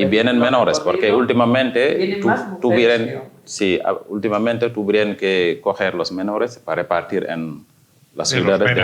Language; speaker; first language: Spanish; non-native, fluent; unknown